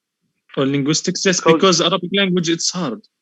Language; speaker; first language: English; non-native, learner; Arabic